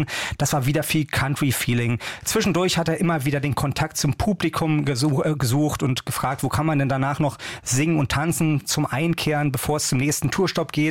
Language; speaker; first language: German; native; German